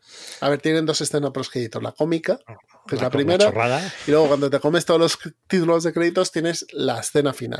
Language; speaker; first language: Spanish; native; Spanish